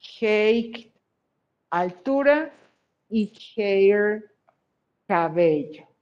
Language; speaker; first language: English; non-native, fluent; Spanish